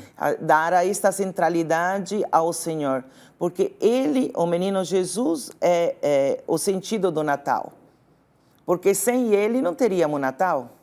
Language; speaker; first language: Portuguese; non-native, fluent; Italian